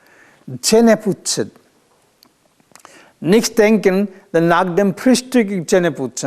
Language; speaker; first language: German; non-native, learner; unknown